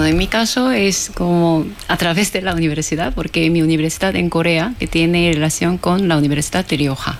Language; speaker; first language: Spanish; non-native, fluent; Korean